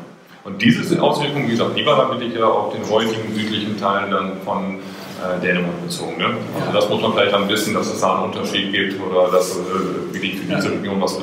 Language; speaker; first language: German; native; German